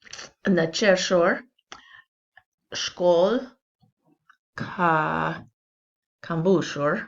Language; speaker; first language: Albanian; non-native, learner; English